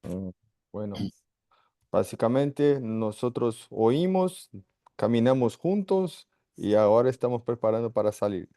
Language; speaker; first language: Spanish; non-native, fluent; Portuguese